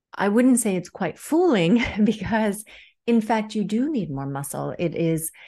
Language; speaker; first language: English; native; English